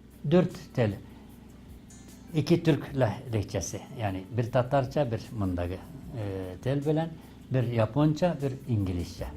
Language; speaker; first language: Turkish; non-native, learner; Tatar